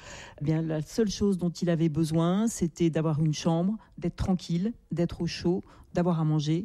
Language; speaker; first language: French; native; French